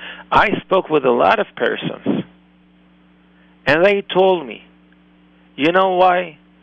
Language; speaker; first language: English; non-native, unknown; Hebrew